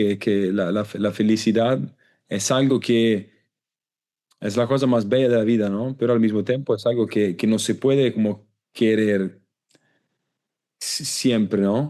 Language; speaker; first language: Spanish; non-native, learner; Italian